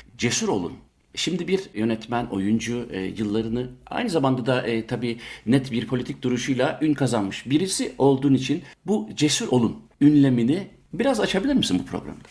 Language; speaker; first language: Turkish; native; Turkish